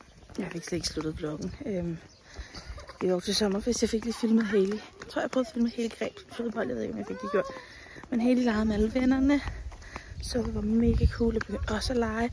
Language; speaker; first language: Danish; native; Danish